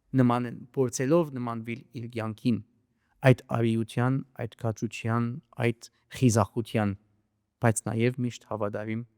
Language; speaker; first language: Armenian; early bilingual, heritage; Armenian